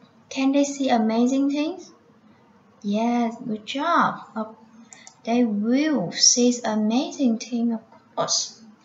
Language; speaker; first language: English; non-native, fluent; Vietnamese